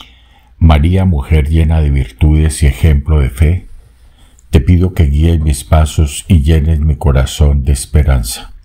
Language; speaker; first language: Spanish; native; Spanish